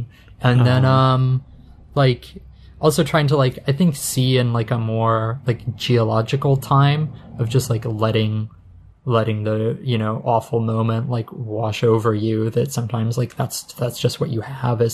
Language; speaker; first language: English; native; English